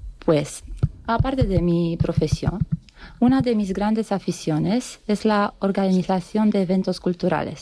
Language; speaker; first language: Spanish; non-native, fluent; Romanian